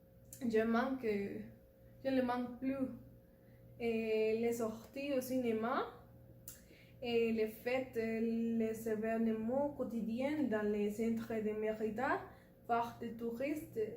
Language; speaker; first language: French; non-native, learner; Spanish